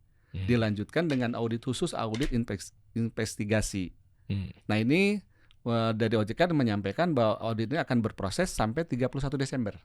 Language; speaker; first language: Indonesian; native; Indonesian